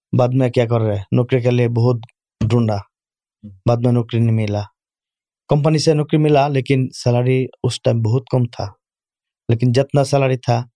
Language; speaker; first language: Urdu; non-native, learner; Bangla